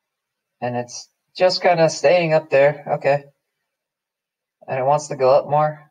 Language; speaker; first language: English; native; English